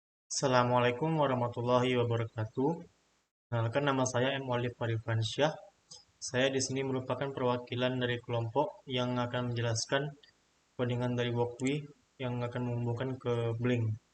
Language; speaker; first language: Indonesian; native; Indonesian